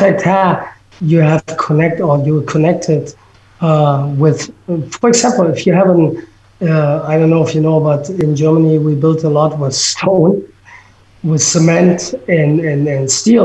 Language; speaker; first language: English; non-native, fluent; German